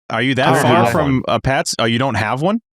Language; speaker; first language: English; native; English